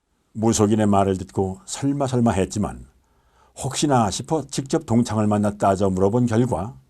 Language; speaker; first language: Korean; native; Korean